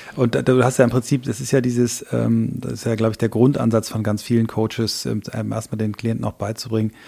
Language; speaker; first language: German; native; German